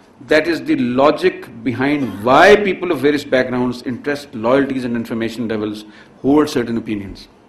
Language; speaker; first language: English; non-native, local second language; Urdu